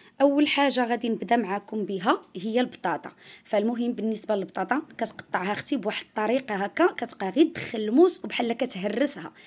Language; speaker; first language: Arabic; native; Arabic